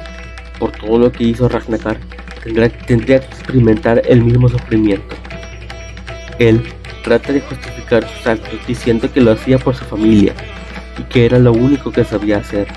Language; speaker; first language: Spanish; native; Spanish